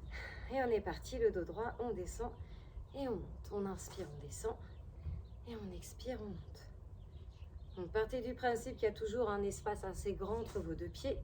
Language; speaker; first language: French; native; French